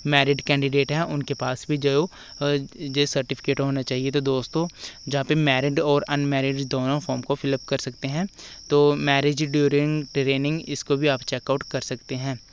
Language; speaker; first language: Hindi; non-native, local second language; Punjabi